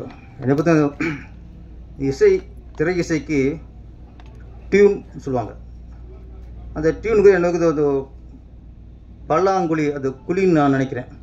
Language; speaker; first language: Tamil; native; Tamil